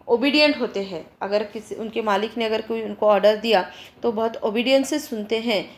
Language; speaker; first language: Hindi; non-native, local second language; Marathi